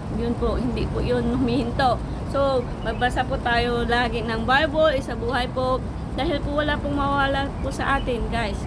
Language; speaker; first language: Filipino; non-native, local second language; Iloko